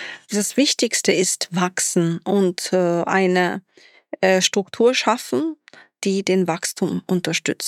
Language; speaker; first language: German; non-native, fluent; Italian